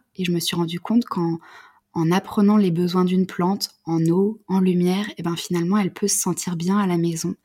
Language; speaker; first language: French; native; French